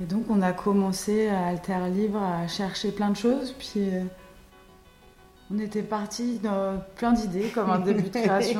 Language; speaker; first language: French; native; French